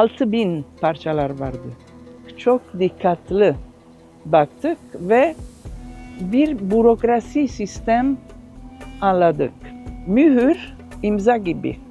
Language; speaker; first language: Turkish; non-native, learner; Italian